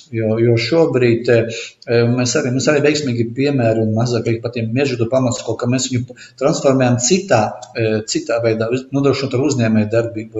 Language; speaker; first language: Latvian; non-native, local second language; Russian